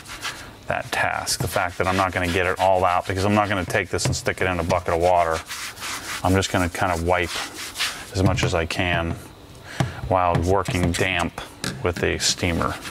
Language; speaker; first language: English; native; English